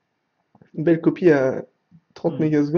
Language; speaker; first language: French; native; French